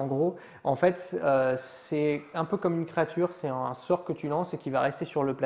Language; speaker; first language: French; native; French